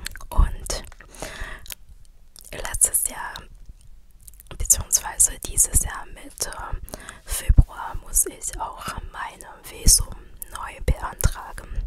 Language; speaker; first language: German; non-native, fluent; Chinese